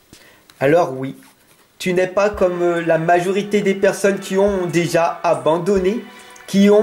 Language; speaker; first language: French; native; French